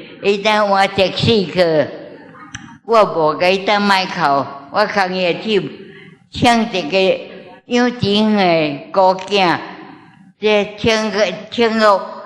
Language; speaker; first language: Chinese; non-native, learner; Min Nan Chinese